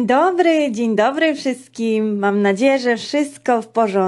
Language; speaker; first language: Polish; non-native, fluent; Georgian